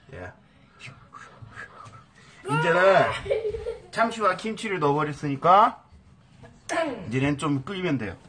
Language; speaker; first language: Korean; non-native, fluent; English